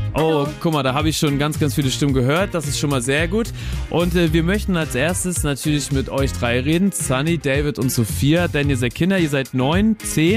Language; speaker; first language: German; native; German